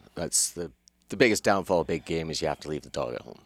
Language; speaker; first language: English; native; English